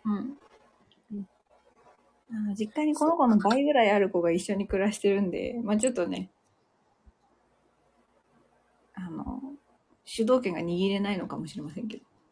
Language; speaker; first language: Japanese; native; Japanese